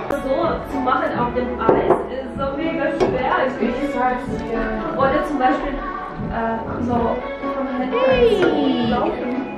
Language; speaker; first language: German; non-native, learner; Ukrainian